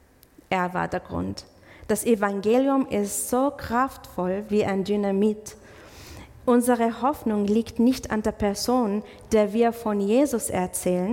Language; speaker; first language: German; non-native, fluent; English